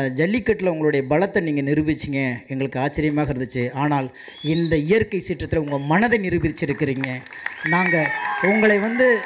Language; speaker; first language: Tamil; native; Tamil